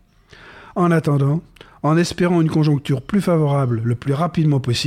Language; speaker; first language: French; native; French